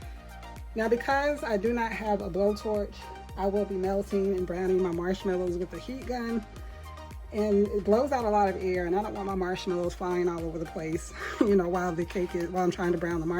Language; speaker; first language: English; native; English